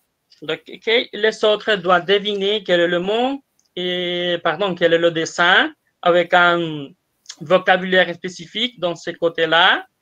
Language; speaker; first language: French; non-native, fluent; Spanish